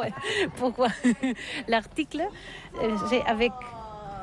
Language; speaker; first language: French; non-native, learner; Catalan